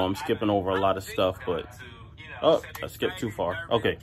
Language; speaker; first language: English; native; English